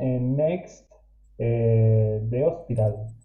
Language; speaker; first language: English; non-native, learner; Spanish